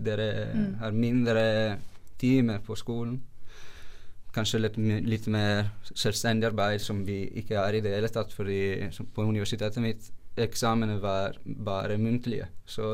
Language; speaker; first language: Norwegian; non-native, fluent; Italian